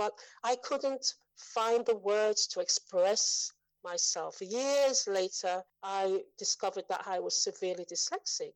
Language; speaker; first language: English; native; English